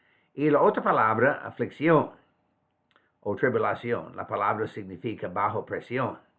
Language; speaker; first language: Spanish; non-native, fluent; English